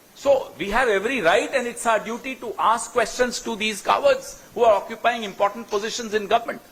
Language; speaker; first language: English; non-native, local second language; Hindi